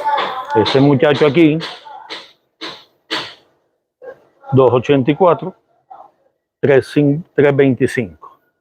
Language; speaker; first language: Spanish; native; Spanish